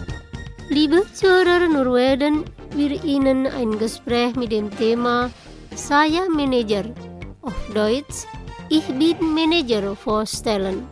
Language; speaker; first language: German; non-native, learner; Indonesian